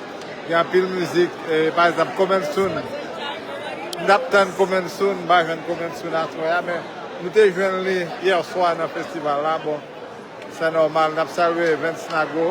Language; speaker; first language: French; non-native, local second language; Haitian Creole